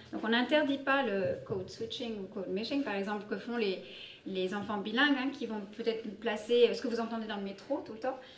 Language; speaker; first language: French; early bilingual, other home language; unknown